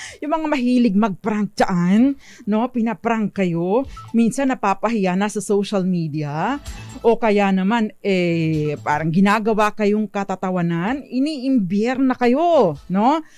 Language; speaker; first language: Filipino; native; Filipino